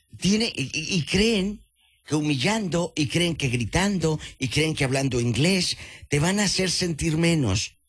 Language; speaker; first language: Spanish; native; Spanish